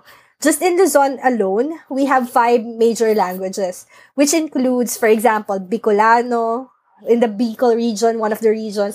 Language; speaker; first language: English; non-native, local second language; Filipino